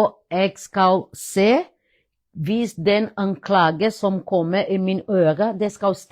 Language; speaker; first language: Norwegian; non-native, fluent; Portuguese